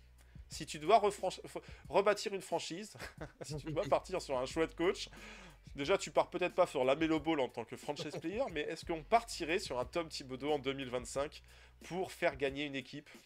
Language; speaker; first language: French; native; French